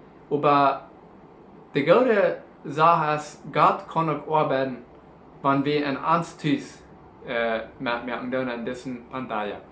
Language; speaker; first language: German; non-native, learner; Plautdietsch